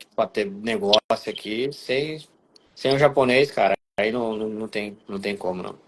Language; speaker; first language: Portuguese; native; Portuguese